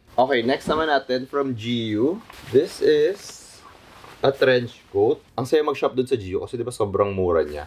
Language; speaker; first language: Filipino; native; Filipino